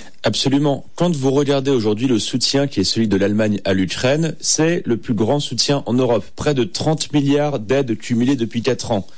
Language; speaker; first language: French; native; French